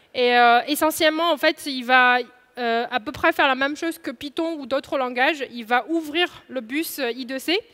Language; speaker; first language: French; non-native, fluent; Chinese